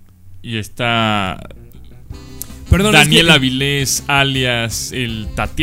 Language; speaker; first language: Spanish; native; Spanish